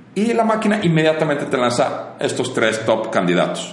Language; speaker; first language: Spanish; non-native, fluent; Finnish